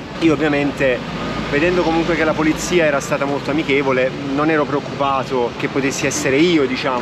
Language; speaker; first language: Italian; native; Italian